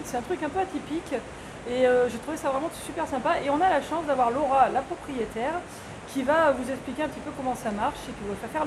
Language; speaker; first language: French; native; French